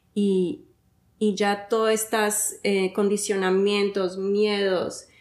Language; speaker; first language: Spanish; early bilingual, heritage; Spanish